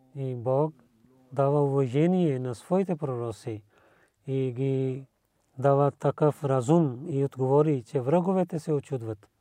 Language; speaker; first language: Bulgarian; non-native, learner; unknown